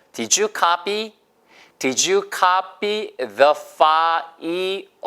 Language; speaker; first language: English; non-native, fluent; Korean